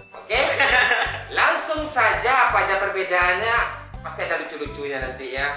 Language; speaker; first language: Indonesian; non-native, local second language; Minangkabau